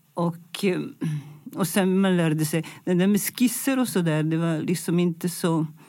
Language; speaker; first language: Swedish; non-native, fluent; Italian